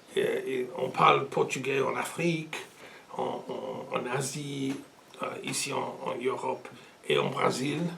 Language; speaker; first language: French; non-native, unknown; English